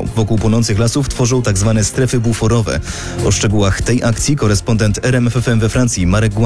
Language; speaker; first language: Polish; native; Polish